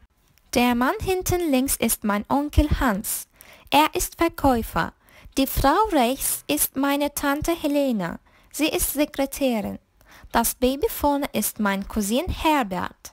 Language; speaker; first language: German; non-native, fluent; Turkish